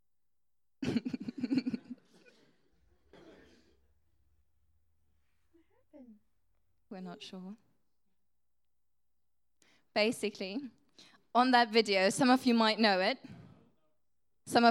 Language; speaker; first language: English; non-native, fluent; German